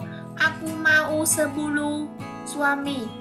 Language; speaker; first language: Indonesian; non-native, learner; Vietnamese